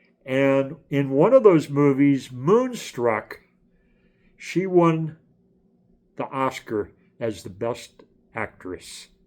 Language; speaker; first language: English; native; English